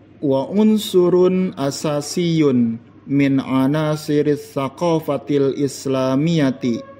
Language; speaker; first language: Arabic; non-native, fluent; Indonesian